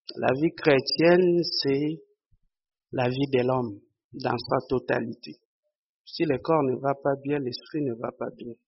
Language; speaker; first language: French; non-native, local second language; Lingala